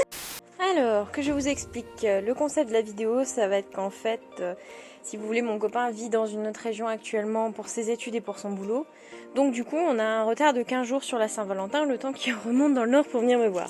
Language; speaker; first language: French; native; French